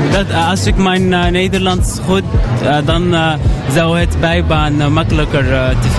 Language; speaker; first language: Dutch; non-native, learner; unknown